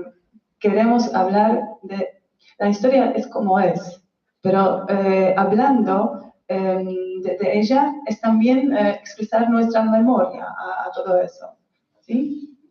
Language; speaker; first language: Spanish; non-native, fluent; Polish